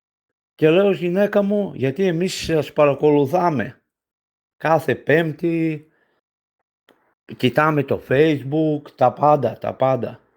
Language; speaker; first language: Greek; non-native, fluent; Bulgarian